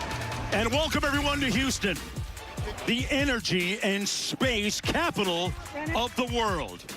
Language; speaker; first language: English; native; English